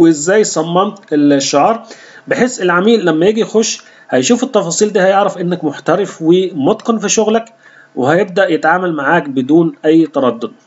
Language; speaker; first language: Arabic; native; Arabic